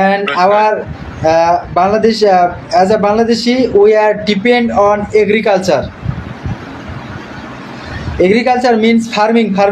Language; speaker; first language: English; non-native, learner; Bangla